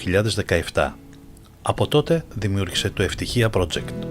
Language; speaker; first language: Greek; native; Greek